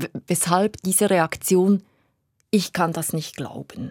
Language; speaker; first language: German; native; German